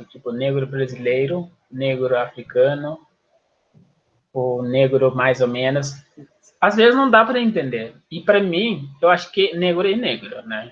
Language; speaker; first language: Portuguese; non-native, fluent; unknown